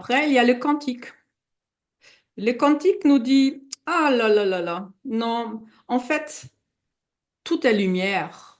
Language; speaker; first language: French; non-native, fluent; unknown